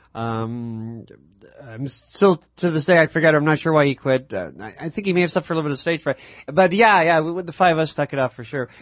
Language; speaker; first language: English; native; English